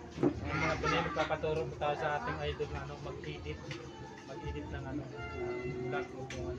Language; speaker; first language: Filipino; non-native, local second language; Bikol